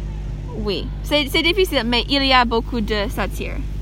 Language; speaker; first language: French; non-native, learner; English